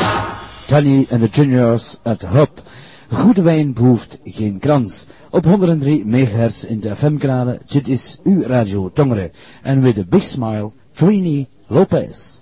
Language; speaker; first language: Dutch; native; Dutch